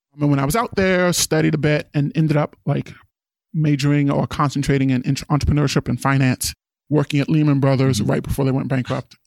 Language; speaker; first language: English; native; English